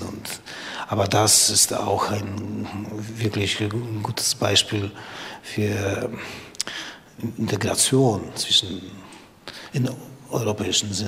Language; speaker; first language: German; non-native, learner; Polish